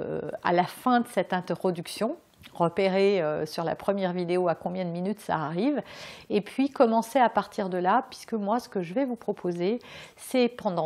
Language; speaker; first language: French; native; French